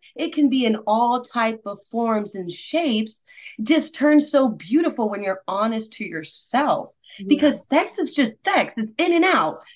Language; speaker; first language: English; non-native, fluent; Spanish